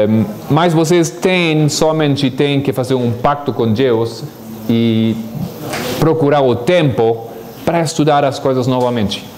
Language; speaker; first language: Portuguese; non-native, fluent; Spanish